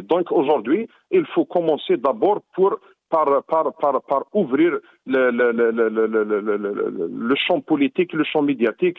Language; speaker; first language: French; non-native, local second language; Arabic